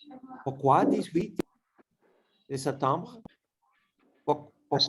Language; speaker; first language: French; non-native, learner; English